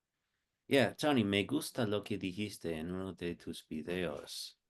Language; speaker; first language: Spanish; non-native, fluent; English